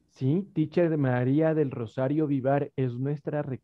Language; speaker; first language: Spanish; native; Spanish